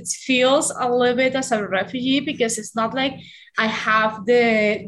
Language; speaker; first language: English; non-native, fluent; Spanish